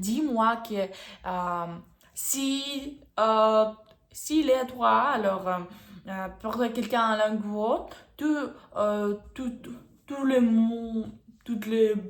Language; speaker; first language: French; non-native, learner; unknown